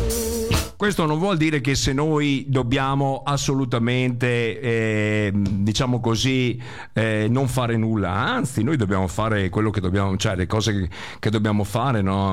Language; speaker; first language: Italian; native; Italian